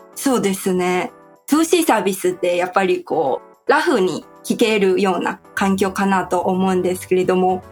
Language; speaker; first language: Japanese; non-native, fluent; Chinese